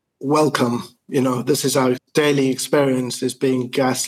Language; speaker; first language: English; native; English